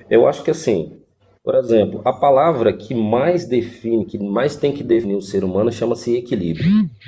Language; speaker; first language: Portuguese; native; Portuguese